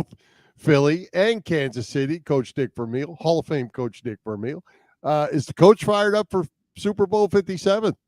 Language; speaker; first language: English; native; English